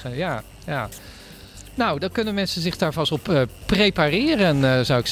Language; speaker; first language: Dutch; native; Dutch